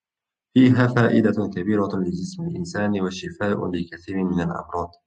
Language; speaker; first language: Arabic; non-native, fluent; Uzbek